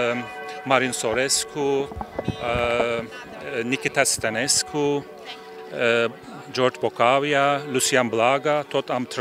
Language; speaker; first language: Romanian; non-native, learner; Turkish